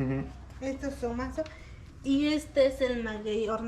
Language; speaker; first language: Spanish; native; Spanish